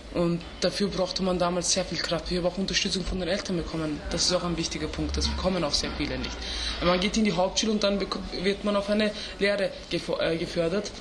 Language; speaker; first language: German; early bilingual, other home language; Turkish